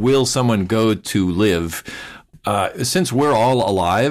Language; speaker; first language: English; native; English